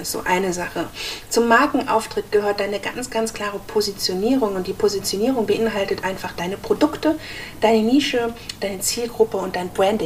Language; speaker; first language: German; native; German